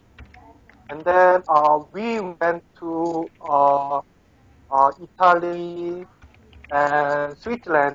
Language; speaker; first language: English; non-native, learner; Korean